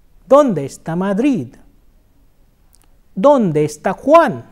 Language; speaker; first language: Spanish; non-native, fluent; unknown